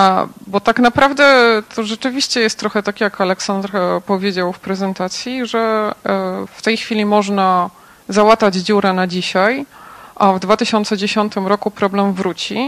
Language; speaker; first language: Polish; native; Polish